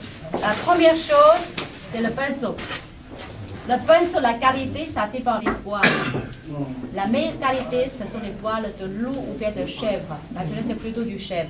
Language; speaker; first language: French; non-native, fluent; Chinese